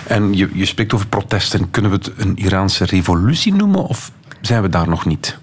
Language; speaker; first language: Dutch; native; Dutch